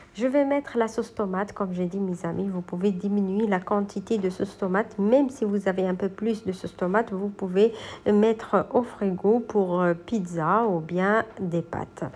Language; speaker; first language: French; non-native, local second language; Arabic